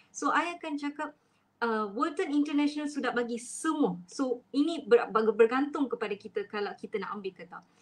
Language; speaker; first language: Malay; non-native, local second language; Tamil